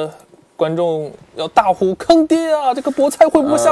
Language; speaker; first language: Chinese; native; Chinese